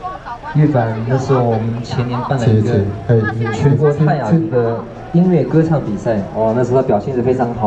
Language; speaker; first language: Chinese; native; Chinese